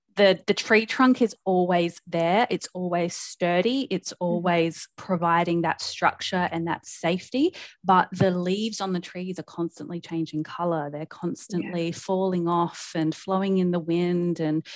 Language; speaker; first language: English; native; English